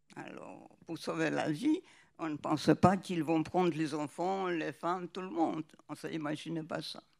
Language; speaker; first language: French; non-native, fluent; Polish